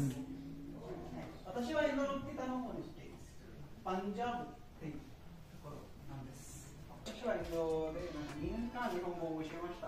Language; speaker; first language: Japanese; non-native, learner; Punjabi